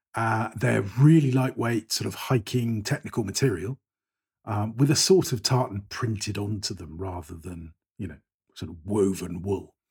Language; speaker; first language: English; native; English